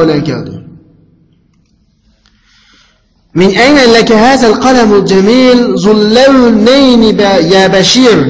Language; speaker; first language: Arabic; non-native, fluent; Uzbek